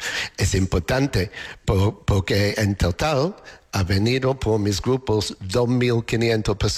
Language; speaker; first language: Spanish; non-native, fluent; English